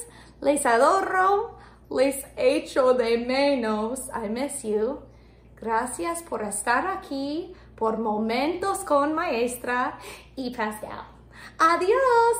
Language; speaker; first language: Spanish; non-native, fluent; English